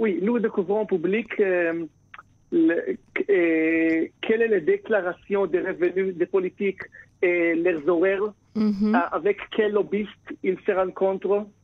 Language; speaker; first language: French; non-native, fluent; Hebrew